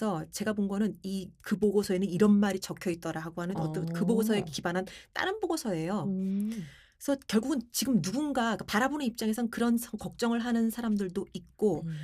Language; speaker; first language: Korean; native; Korean